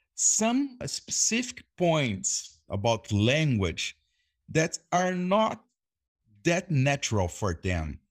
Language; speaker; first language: English; non-native, fluent; Portuguese